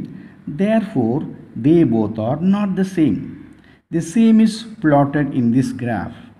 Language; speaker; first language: English; non-native, local second language; Tamil